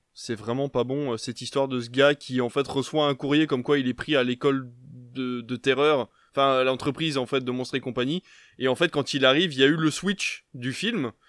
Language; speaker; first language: French; native; French